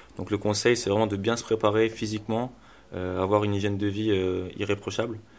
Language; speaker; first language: French; native; French